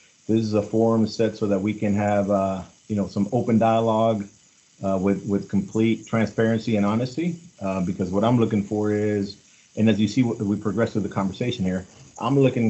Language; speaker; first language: English; native; English